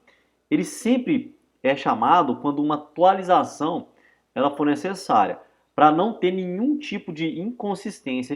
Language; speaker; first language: Portuguese; native; Portuguese